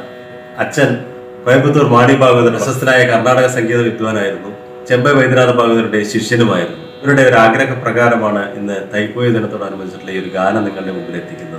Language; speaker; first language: Malayalam; native; Malayalam